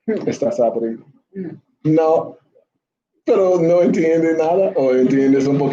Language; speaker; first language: Spanish; non-native, learner; English